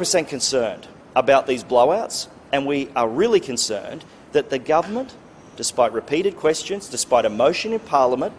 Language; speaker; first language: English; native; English